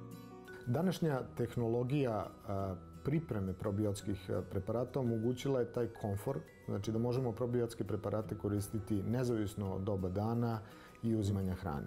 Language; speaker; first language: Serbian; native; Serbian